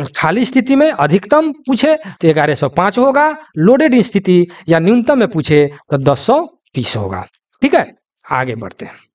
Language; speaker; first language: Hindi; native; Hindi